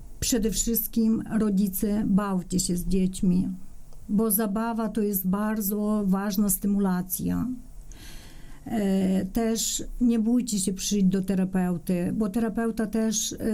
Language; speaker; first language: Polish; non-native, fluent; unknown